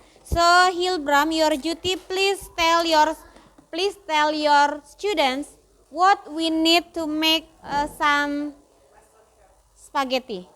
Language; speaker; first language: English; non-native, fluent; Indonesian